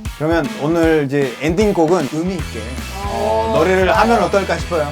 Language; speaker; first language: Korean; non-native, fluent; Spanish